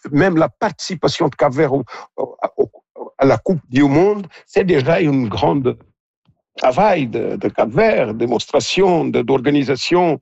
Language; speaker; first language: French; non-native, local second language; Portuguese